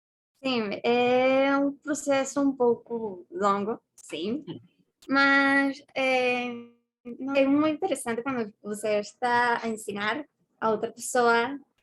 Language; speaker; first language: Portuguese; non-native, fluent; Spanish